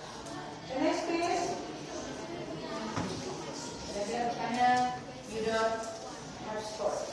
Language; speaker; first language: English; non-native, learner; Indonesian